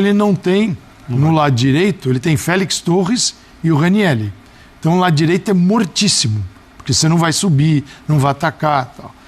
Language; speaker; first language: Portuguese; native; Portuguese